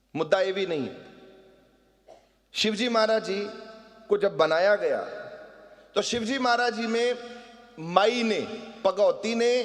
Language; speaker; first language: Hindi; non-native, local second language; Punjabi